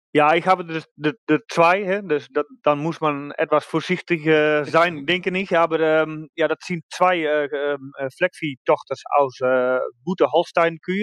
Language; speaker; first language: German; non-native, learner; Dutch